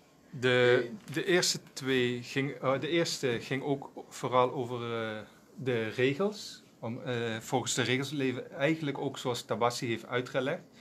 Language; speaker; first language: Dutch; non-native, local second language; Sranan Tongo